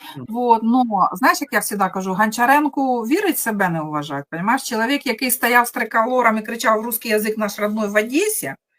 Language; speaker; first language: Ukrainian; non-native, local second language; Russian